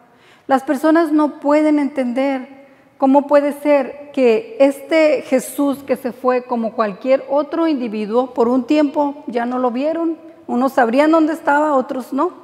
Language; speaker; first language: Spanish; native; Spanish